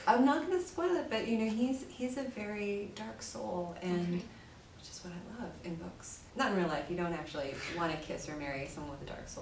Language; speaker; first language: English; native; English